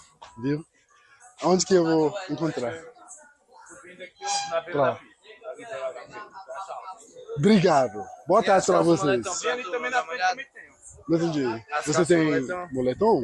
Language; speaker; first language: Portuguese; non-native, learner; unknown